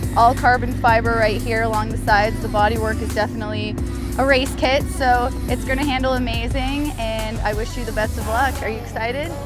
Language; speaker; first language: English; native; English